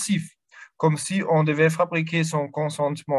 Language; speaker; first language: French; non-native, fluent; German